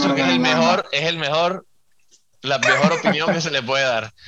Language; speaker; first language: Spanish; native; Spanish